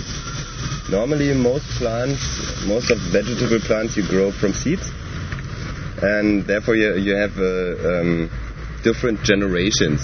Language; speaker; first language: English; non-native, fluent; German